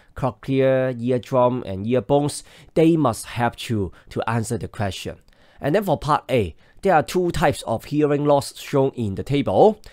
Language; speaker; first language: English; non-native, local second language; Cantonese